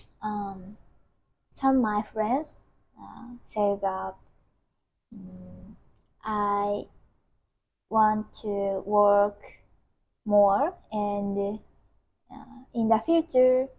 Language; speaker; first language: English; non-native, learner; Japanese